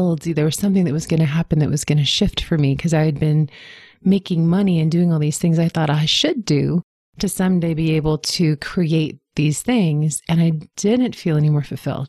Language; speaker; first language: English; native; English